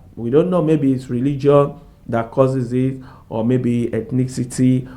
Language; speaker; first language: English; non-native, local second language; Yoruba